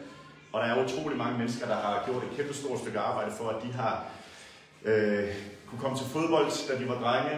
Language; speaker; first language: Danish; native; Danish